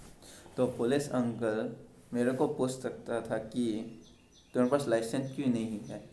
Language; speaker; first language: Hindi; non-native, local second language; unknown